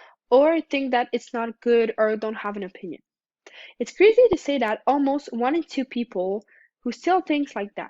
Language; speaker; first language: English; non-native, local second language; French